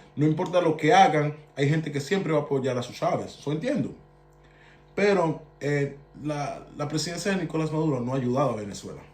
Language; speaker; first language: Spanish; early bilingual, heritage; Spanish